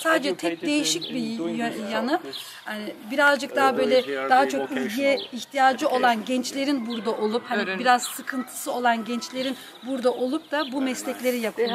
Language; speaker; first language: Turkish; early bilingual, heritage; Turkish